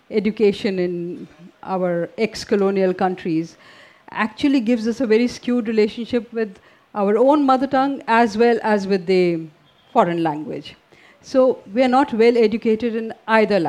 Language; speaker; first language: English; non-native, local second language; Hindi